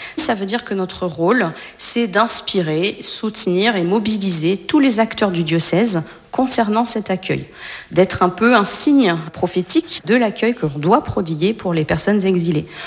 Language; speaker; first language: French; native; French